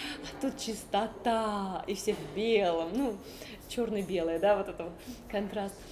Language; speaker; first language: Russian; native; Russian